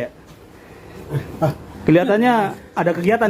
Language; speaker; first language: Indonesian; native; Indonesian